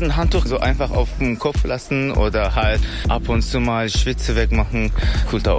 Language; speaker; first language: German; non-native, learner; Persian